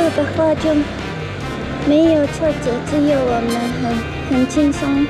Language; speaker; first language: Chinese; non-native, fluent; Japanese